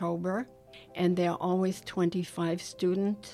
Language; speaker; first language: English; non-native, fluent; German